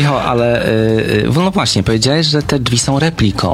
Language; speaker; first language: Polish; native; Polish